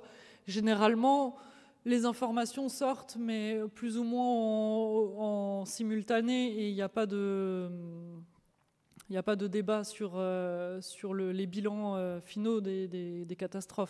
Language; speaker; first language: French; native; French